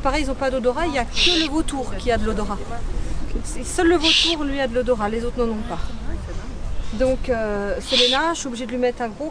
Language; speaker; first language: French; native; French